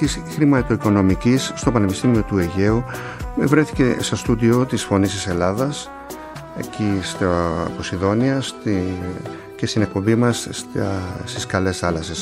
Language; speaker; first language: Greek; native; Greek